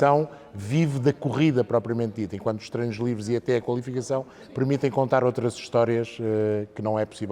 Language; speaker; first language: Portuguese; native; Portuguese